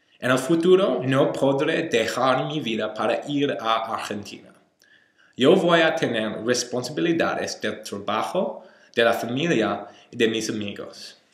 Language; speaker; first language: Spanish; non-native, learner; English